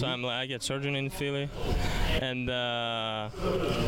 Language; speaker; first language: English; non-native, learner; Russian